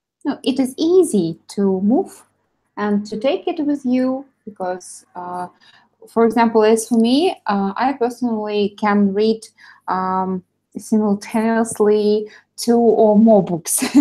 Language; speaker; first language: English; non-native, fluent; Russian